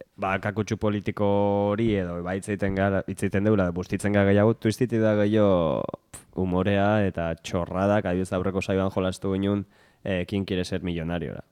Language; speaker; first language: Basque; native; Basque